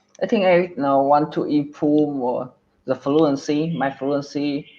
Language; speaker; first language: English; non-native, learner; Vietnamese